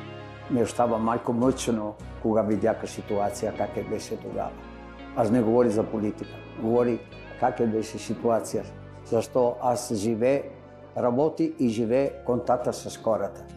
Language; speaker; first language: Bulgarian; non-native, learner; Italian